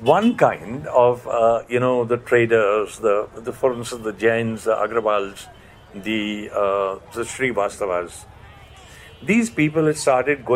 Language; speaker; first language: English; non-native, local second language; Punjabi